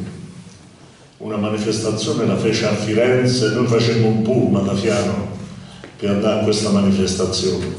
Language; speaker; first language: Italian; native; Italian